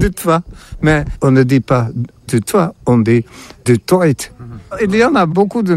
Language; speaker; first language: French; non-native, fluent; Dutch